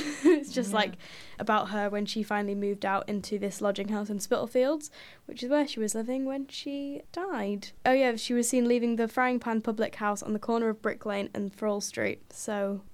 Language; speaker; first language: English; native; English